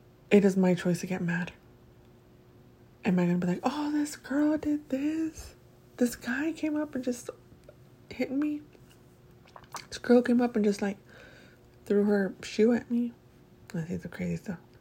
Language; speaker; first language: English; early bilingual, other home language; Spanish